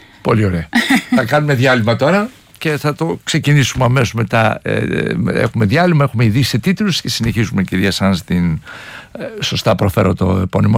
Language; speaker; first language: Greek; native; Greek